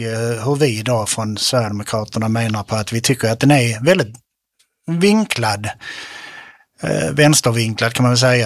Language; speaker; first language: Swedish; native; Swedish